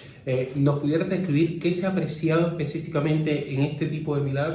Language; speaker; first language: Spanish; native; Spanish